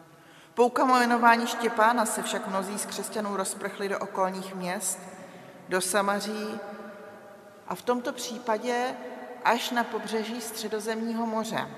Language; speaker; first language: Czech; native; Czech